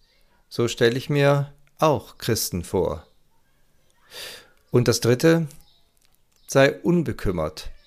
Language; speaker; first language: German; native; German